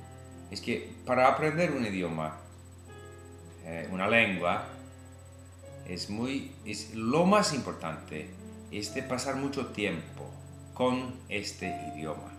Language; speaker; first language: Spanish; non-native, fluent; English